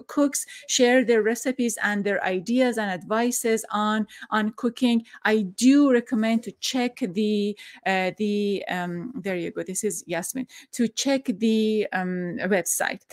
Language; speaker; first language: English; non-native, fluent; Persian